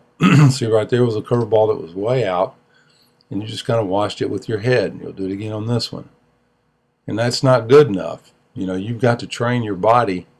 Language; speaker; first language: English; native; English